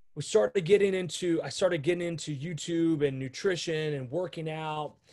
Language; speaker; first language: English; native; English